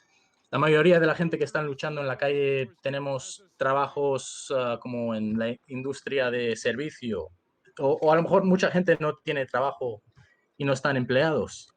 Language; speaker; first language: Spanish; early bilingual, heritage; Spanish